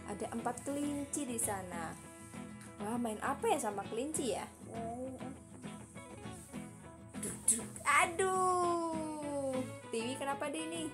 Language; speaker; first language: Indonesian; native; Indonesian